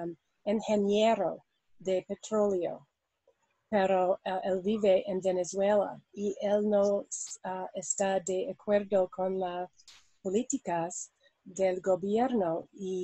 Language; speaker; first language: Spanish; non-native, learner; English